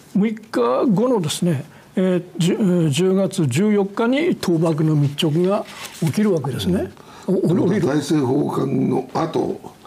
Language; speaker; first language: Japanese; native; Japanese